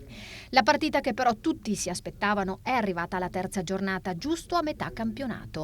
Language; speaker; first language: Italian; native; Italian